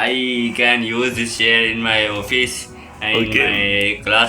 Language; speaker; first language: English; non-native, learner; Urdu